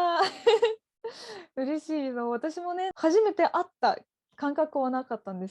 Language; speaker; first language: Japanese; non-native, fluent; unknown